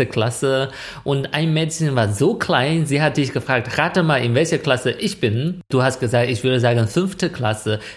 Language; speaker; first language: German; non-native, fluent; Chinese